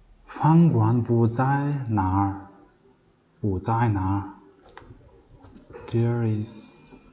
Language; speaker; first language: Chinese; non-native, learner; Mongolian